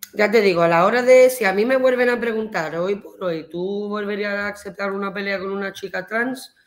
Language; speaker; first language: Spanish; early bilingual, heritage; Spanish